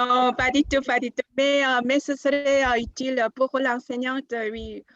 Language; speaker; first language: French; non-native, fluent; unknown